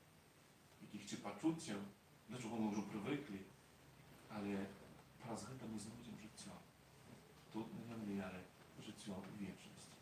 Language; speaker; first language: Polish; non-native, learner; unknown